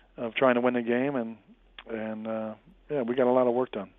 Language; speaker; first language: English; native; English